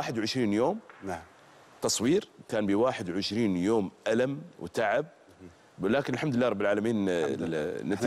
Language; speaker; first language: Arabic; native; Arabic